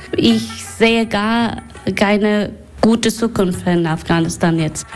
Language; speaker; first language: German; non-native, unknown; Persian